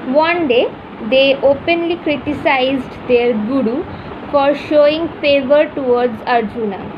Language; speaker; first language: English; non-native, local second language; Bangla